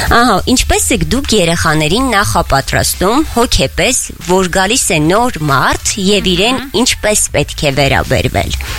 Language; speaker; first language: Armenian; native; Armenian